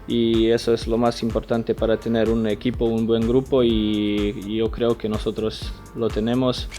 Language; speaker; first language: Spanish; non-native, fluent; Slovenian